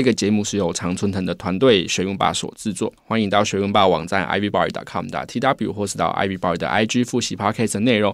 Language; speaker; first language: Chinese; native; Chinese